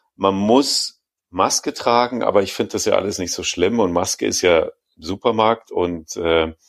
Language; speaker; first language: German; native; German